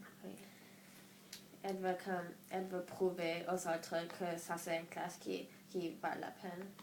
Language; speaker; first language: French; non-native, learner; English